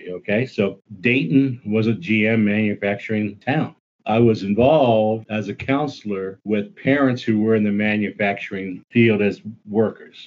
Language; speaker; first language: English; native; English